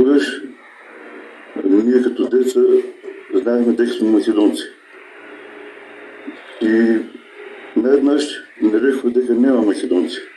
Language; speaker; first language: Bulgarian; non-native, local second language; Macedonian